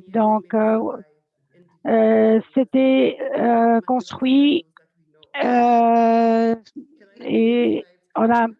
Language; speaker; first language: French; non-native, fluent; English